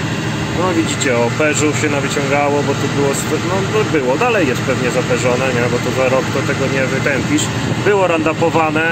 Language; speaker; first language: Polish; native; Polish